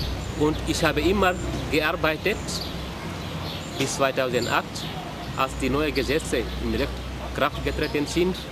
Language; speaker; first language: German; non-native, fluent; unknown